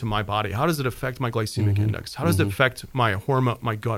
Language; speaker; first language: English; native; English